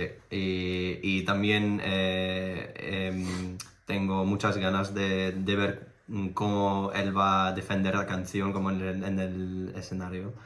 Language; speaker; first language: Spanish; non-native, fluent; French